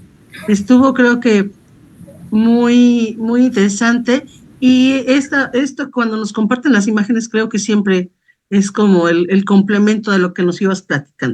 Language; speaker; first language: Spanish; native; Spanish